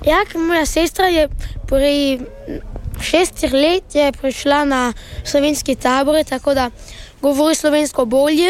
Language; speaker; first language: Slovenian; early bilingual, heritage; Italian